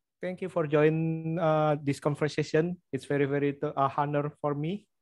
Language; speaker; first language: English; non-native, learner; Indonesian